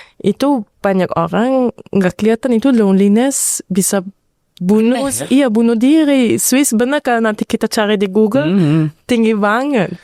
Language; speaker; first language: Indonesian; early bilingual, heritage; Indonesian